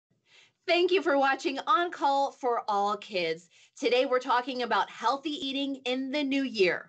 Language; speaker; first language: English; native; English